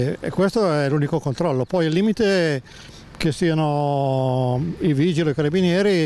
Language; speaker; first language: Italian; native; Italian